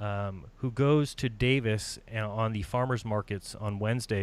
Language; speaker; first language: English; native; English